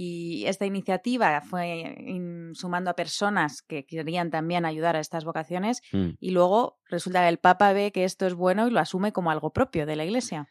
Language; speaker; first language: Spanish; native; Spanish